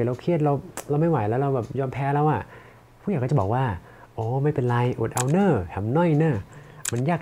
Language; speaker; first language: Thai; native; Thai